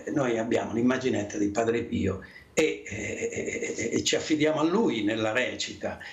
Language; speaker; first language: Italian; native; Italian